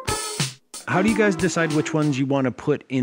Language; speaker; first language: English; native; English